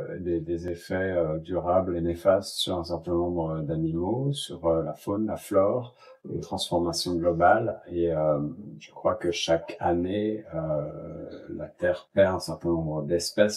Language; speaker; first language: French; native; French